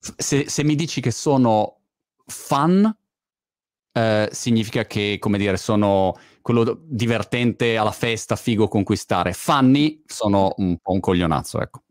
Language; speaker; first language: Italian; native; Italian